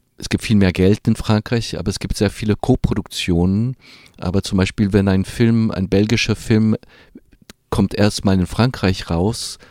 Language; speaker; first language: German; non-native, fluent; French